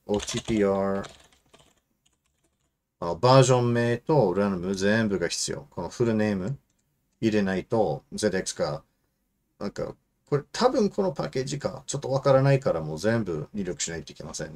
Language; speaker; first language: Japanese; non-native, fluent; English